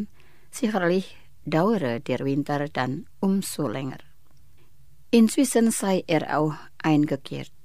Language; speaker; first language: German; non-native, fluent; Indonesian